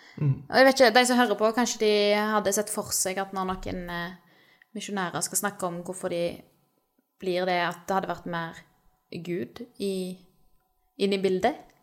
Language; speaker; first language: Norwegian; native; Norwegian